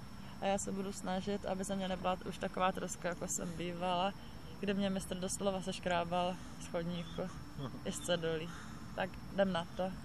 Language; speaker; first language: Czech; native; Czech